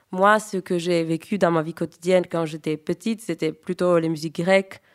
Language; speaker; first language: French; early bilingual, other home language; Greek